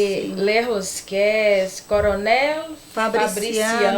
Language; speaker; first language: Spanish; non-native, learner; Portuguese